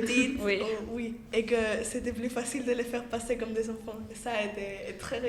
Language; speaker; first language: French; non-native, fluent; Spanish